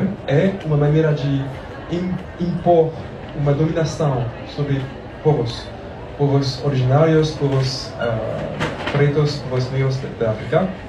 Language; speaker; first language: Portuguese; non-native, learner; French